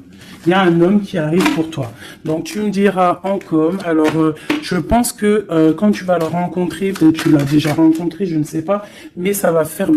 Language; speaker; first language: French; native; French